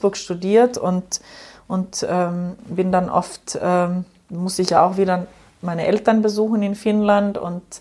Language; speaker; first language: German; non-native, fluent; Finnish